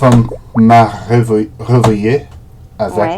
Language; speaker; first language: French; non-native, learner; Portuguese